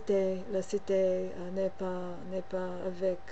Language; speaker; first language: French; non-native, learner; English